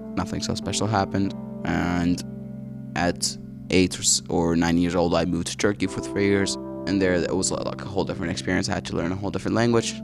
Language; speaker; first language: English; early bilingual, other home language; Arabic